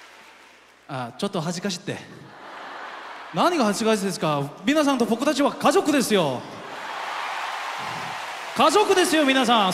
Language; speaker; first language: Japanese; non-native, fluent; Korean